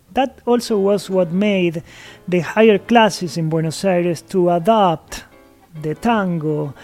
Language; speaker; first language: English; non-native, fluent; Spanish